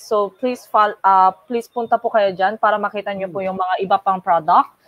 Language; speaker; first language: Filipino; non-native, fluent; Korean